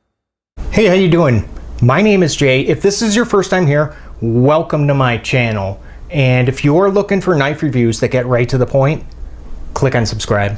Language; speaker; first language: English; native; English